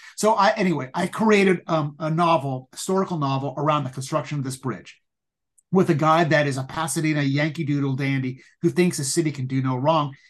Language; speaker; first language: English; native; English